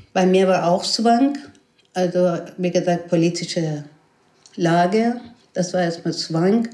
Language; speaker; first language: German; non-native, fluent; Persian